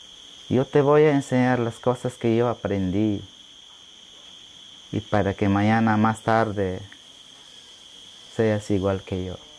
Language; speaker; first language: Spanish; non-native, local second language; Shipibo-Conibo